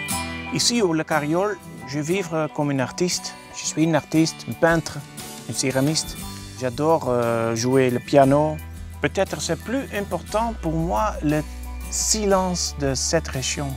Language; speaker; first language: French; non-native, learner; Dutch